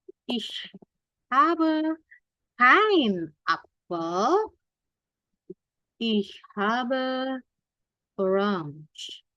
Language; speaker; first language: German; non-native, fluent; Indonesian